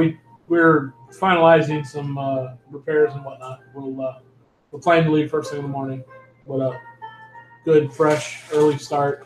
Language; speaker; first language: English; native; English